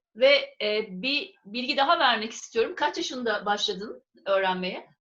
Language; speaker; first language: Turkish; native; Turkish